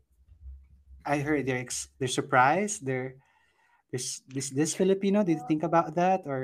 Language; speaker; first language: English; non-native, local second language; Filipino